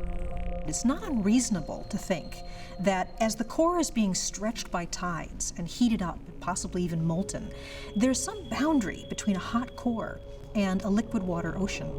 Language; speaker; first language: English; native; English